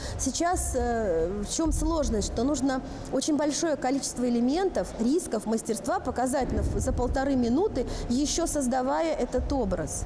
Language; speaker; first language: Russian; native; Russian